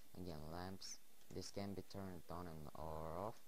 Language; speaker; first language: English; non-native, learner; Bulgarian